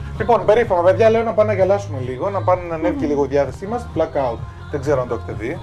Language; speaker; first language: Greek; native; Greek